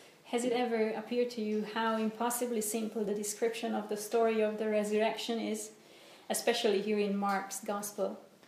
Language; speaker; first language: English; non-native, fluent; Hungarian